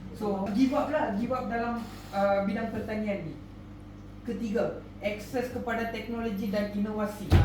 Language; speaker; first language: Malay; non-native, local second language; Tamil